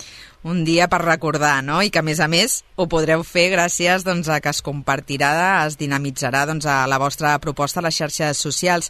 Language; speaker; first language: Catalan; native; Catalan